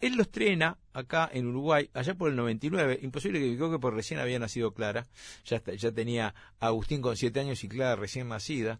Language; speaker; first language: Spanish; native; Spanish